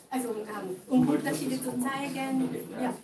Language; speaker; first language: German; non-native, fluent; Japanese